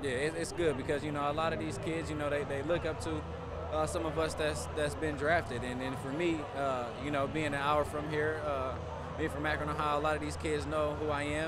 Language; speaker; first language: English; native; English